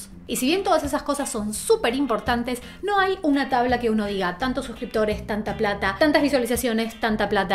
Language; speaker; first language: Spanish; native; Spanish